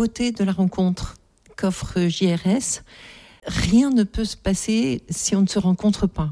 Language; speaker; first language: French; native; French